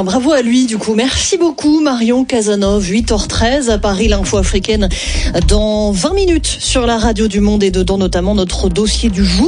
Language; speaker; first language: French; native; French